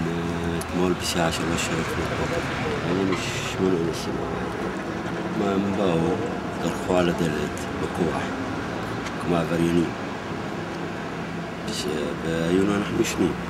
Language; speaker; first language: Hebrew; non-native, local second language; Arabic